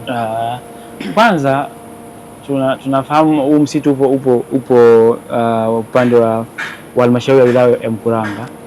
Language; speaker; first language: Swahili; native; Swahili